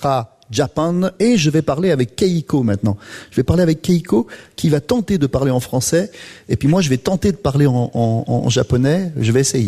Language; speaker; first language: French; native; French